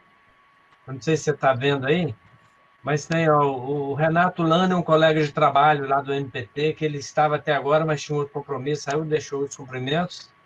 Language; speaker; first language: Portuguese; native; Portuguese